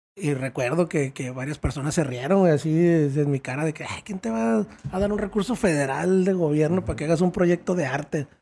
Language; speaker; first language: Spanish; native; Spanish